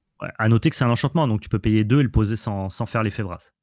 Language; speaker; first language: French; native; French